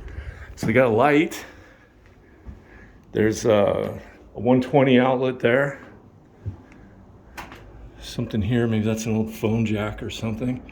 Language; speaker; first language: English; native; English